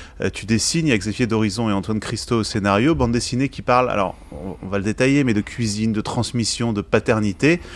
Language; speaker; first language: French; native; French